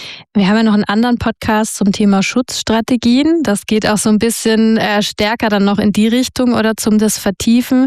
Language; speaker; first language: German; native; German